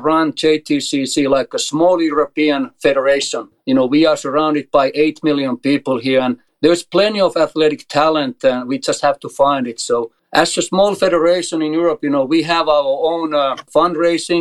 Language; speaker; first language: English; non-native, fluent; Finnish